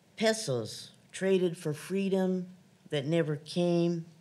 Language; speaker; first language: English; native; English